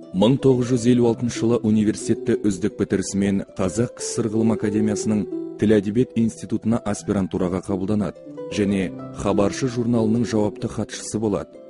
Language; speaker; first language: Kazakh; native; Kazakh